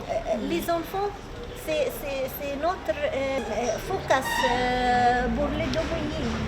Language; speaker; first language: French; non-native, learner; Arabic